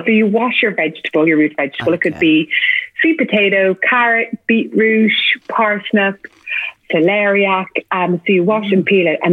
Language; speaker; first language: English; native; English